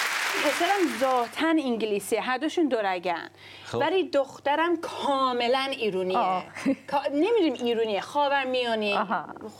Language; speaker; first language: Persian; early bilingual, other home language; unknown